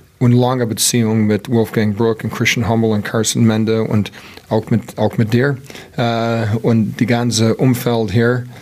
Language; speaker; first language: German; non-native, learner; English